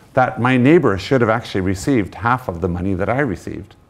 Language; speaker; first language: English; native; English